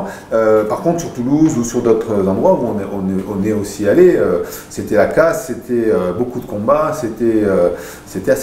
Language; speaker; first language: French; native; French